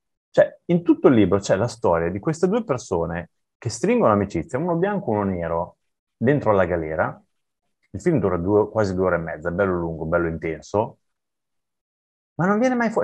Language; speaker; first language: Italian; native; Italian